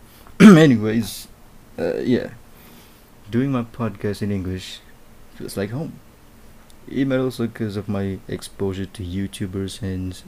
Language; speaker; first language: English; non-native, local second language; Malay